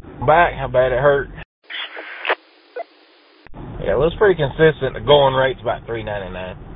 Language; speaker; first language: English; native; English